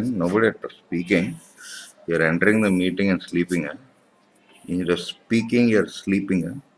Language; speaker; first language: English; non-native, local second language; Urdu